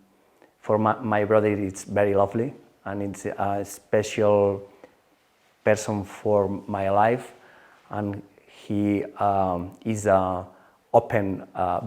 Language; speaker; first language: English; non-native, learner; Spanish